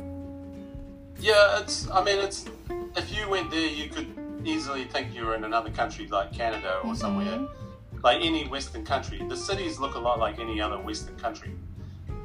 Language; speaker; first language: English; native; English